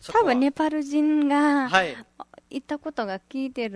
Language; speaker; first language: Japanese; non-native, learner; Nepali